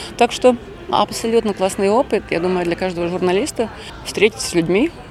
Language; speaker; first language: Russian; non-native, local second language; Latvian